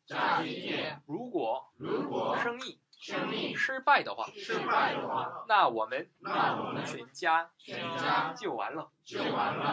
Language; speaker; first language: Chinese; non-native, fluent; Korean